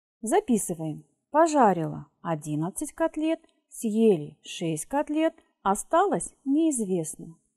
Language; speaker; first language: Russian; native; Russian